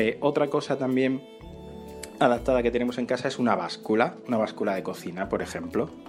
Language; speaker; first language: Spanish; native; Spanish